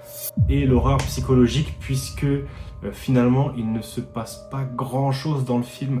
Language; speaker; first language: French; native; French